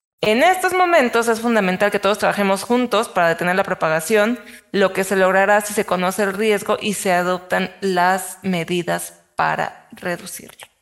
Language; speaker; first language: Spanish; native; Spanish